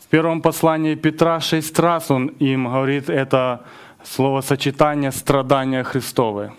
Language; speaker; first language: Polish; non-native, learner; Russian